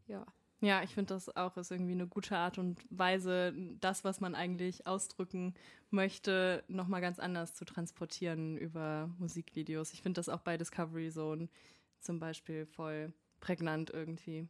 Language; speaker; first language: German; native; German